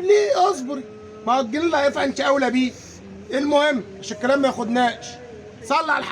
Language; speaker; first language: Arabic; native; Arabic